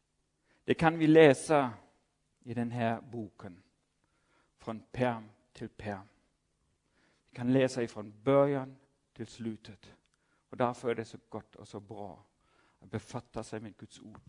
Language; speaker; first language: Swedish; non-native, fluent; German